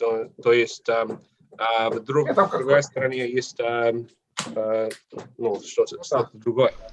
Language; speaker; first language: Russian; non-native, fluent; English